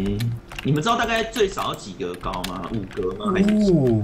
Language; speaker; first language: Chinese; native; Chinese